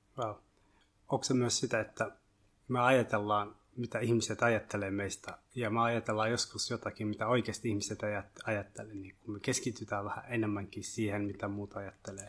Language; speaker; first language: Finnish; early bilingual, other home language; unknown